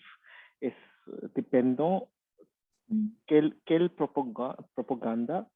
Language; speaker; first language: French; non-native, learner; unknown